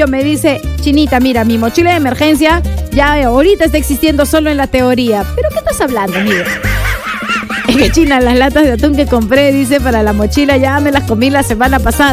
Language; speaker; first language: Spanish; native; Spanish